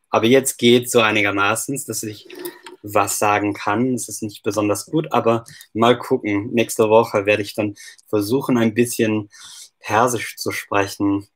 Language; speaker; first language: German; non-native, fluent; English